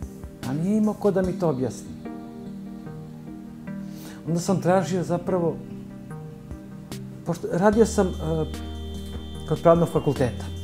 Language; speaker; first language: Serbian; early bilingual, other home language; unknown